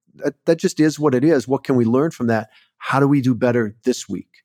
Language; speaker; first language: English; native; English